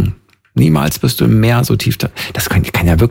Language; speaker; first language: German; native; German